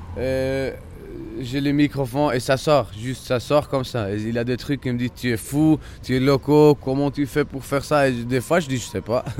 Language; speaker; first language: French; non-native, local second language; Spanish